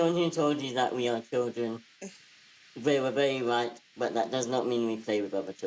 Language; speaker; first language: English; native; English